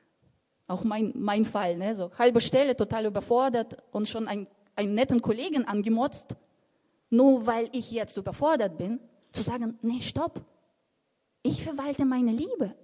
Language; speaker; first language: German; non-native, fluent; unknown